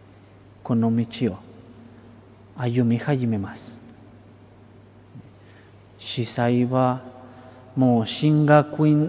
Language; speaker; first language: Japanese; non-native, fluent; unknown